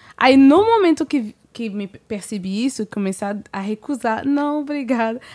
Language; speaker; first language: Portuguese; non-native, fluent; French